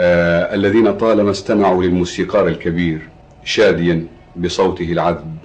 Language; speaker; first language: Arabic; native; Arabic